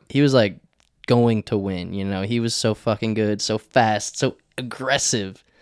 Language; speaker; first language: English; native; English